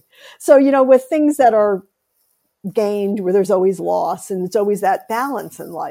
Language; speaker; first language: English; native; English